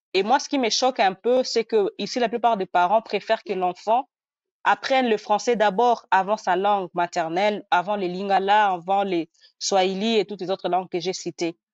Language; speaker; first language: French; non-native, local second language; Nande